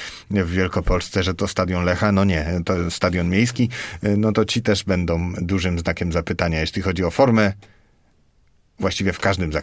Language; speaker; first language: Polish; native; Polish